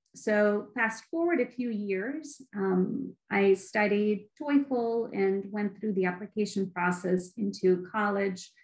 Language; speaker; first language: English; non-native, fluent; Ukrainian